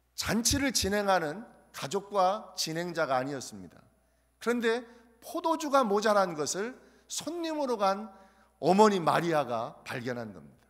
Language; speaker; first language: Korean; native; Korean